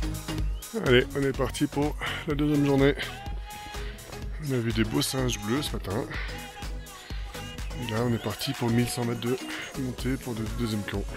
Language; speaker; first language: French; native; French